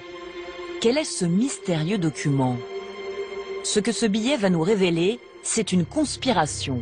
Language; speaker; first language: French; native; French